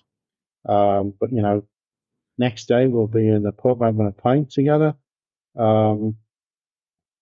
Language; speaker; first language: English; native; English